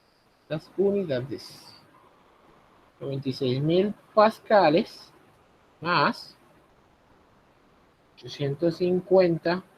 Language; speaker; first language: Spanish; native; Spanish